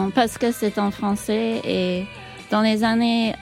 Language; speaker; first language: French; non-native, learner; English